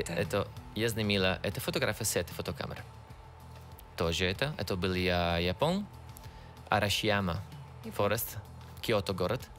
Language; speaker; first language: Russian; non-native, learner; Italian